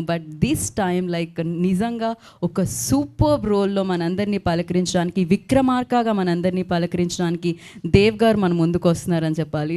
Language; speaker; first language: Telugu; native; Telugu